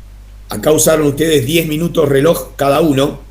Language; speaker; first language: Spanish; native; Spanish